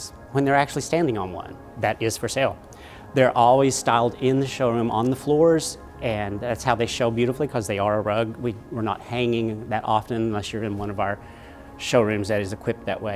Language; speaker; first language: English; native; English